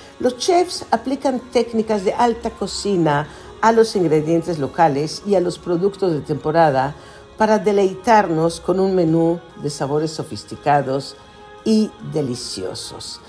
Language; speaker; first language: Spanish; native; Spanish